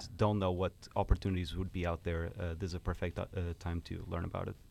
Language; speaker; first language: English; non-native, fluent; Portuguese